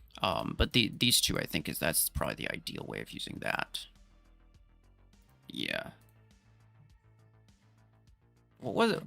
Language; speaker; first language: English; native; English